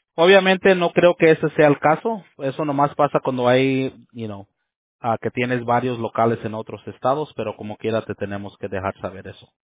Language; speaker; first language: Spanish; early bilingual, heritage; Spanish